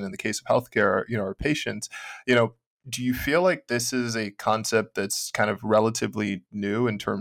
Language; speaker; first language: English; native; English